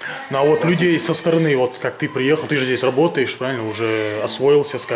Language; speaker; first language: Russian; native; Russian